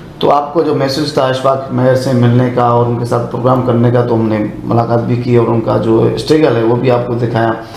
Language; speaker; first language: Urdu; non-native, local second language; Sindhi